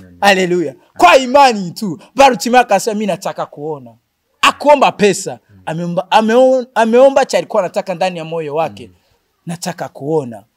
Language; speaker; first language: Swahili; non-native, local second language; Rundi